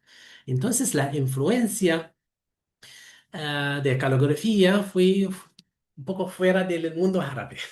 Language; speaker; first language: Spanish; non-native, fluent; Arabic